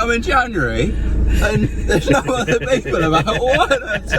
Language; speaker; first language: English; native; English